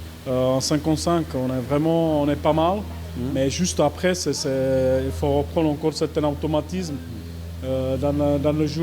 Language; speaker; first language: French; non-native, fluent; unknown